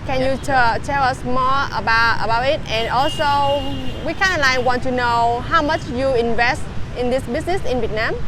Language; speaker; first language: English; non-native, fluent; Vietnamese